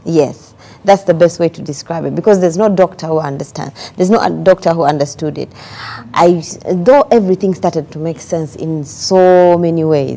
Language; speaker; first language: English; non-native, local second language; Ganda